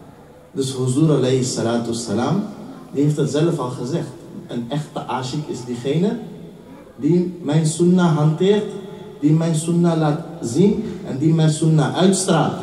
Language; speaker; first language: Dutch; early bilingual, heritage; Urdu